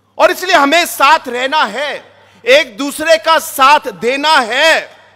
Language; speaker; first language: Hindi; non-native, local second language; Garo